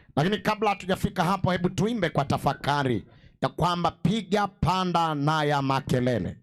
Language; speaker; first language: Swahili; non-native, local second language; Gusii